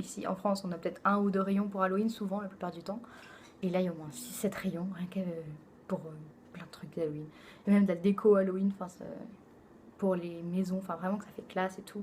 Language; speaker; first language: French; native; French